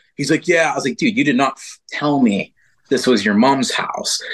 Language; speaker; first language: English; native; English